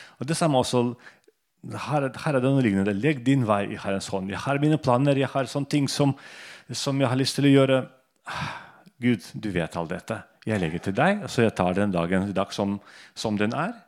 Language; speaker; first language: Norwegian; non-native, fluent; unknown